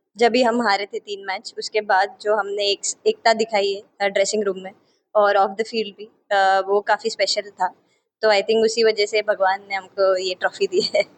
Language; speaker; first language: Hindi; native; Hindi